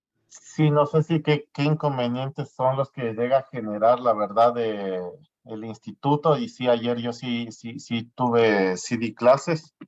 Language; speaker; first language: Spanish; native; Spanish